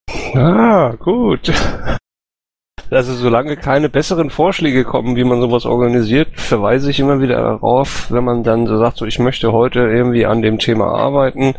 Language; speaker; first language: German; native; German